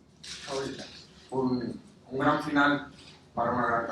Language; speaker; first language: Spanish; native; Spanish